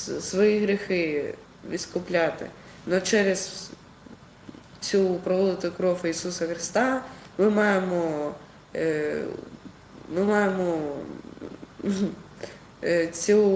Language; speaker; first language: Ukrainian; non-native, local second language; Russian